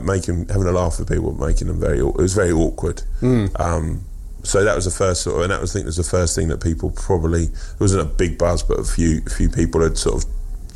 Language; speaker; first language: English; native; English